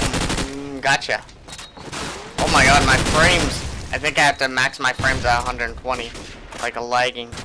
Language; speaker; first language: English; native; English